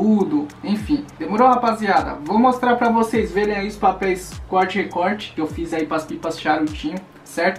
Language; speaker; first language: Portuguese; native; Portuguese